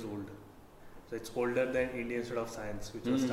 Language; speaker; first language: English; non-native, local second language; Marathi